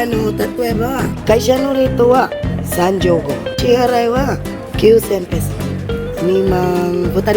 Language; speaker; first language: Japanese; non-native, learner; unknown